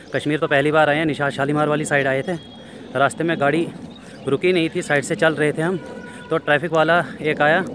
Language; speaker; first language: Hindi; native; Hindi